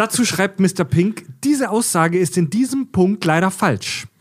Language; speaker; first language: German; native; German